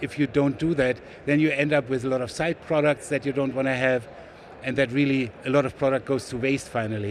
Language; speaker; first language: English; non-native, fluent; German